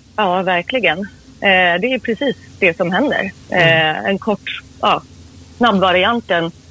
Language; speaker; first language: Swedish; early bilingual, other home language; Persian